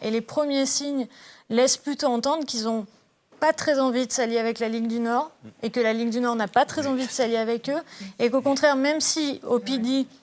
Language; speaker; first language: French; native; French